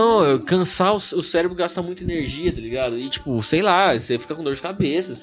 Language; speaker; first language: Portuguese; native; Portuguese